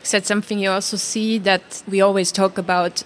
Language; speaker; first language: English; non-native, fluent; German